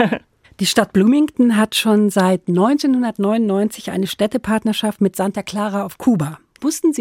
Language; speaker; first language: German; native; German